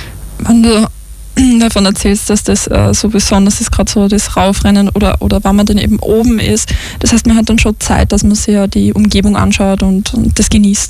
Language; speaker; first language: German; native; German